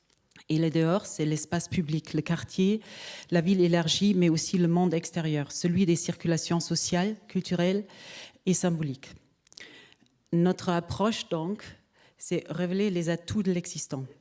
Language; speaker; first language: French; native; French